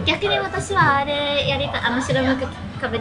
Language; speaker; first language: Japanese; non-native, fluent; English